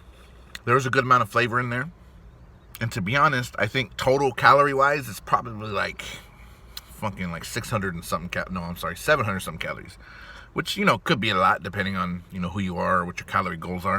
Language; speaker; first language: English; native; English